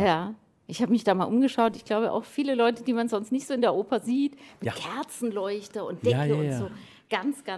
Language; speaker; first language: German; native; German